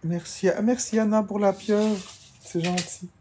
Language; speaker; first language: French; native; French